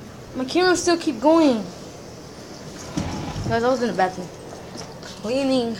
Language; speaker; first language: English; native; English